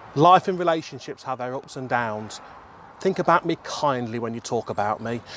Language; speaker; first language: English; native; English